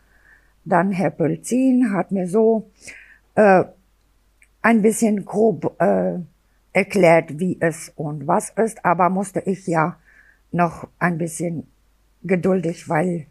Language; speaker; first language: German; non-native, local second language; Albanian